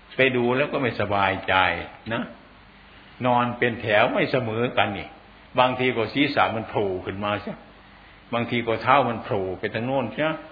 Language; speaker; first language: Thai; non-native, local second language; Northeastern Thai